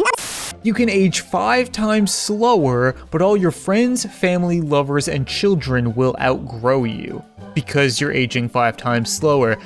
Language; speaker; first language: English; native; English